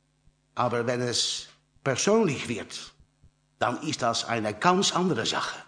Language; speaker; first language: German; non-native, learner; Dutch